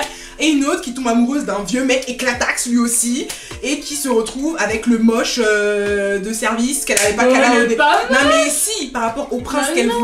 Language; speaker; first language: French; native; French